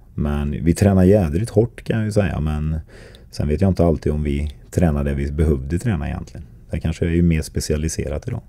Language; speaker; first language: Swedish; native; Swedish